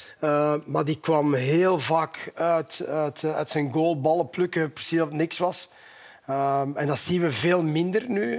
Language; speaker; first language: Dutch; native; Dutch